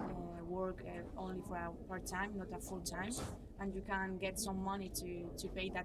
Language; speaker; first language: English; non-native, learner; Spanish